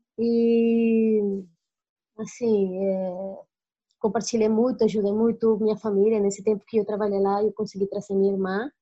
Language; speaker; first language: Portuguese; non-native, fluent; Spanish